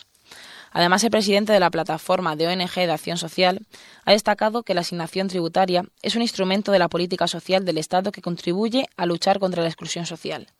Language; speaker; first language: Spanish; native; Spanish